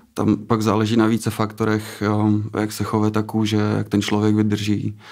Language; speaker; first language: Czech; native; Czech